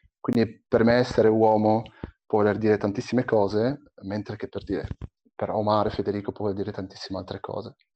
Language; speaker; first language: Italian; early bilingual, other home language; Arabic